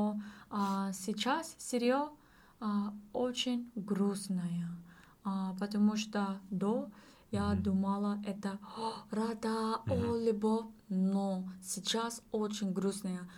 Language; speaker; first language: Russian; non-native, learner; English